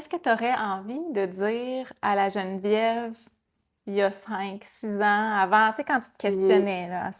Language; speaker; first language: French; native; French